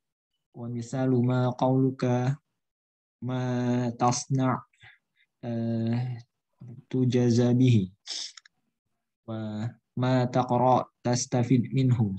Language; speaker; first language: Arabic; non-native, learner; Indonesian